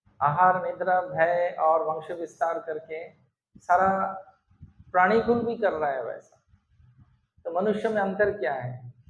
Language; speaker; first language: Hindi; non-native, local second language; Bangla